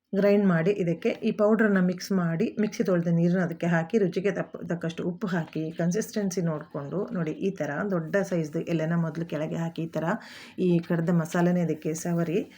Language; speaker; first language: Kannada; non-native, local second language; Konkani